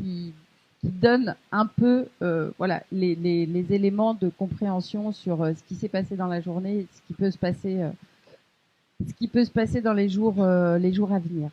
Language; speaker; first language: French; native; French